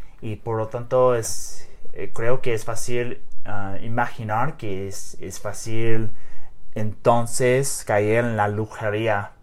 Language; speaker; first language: Spanish; non-native, learner; English